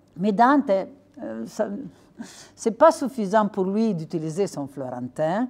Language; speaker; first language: French; non-native, fluent; Italian